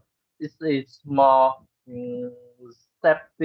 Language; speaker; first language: English; non-native, learner; Vietnamese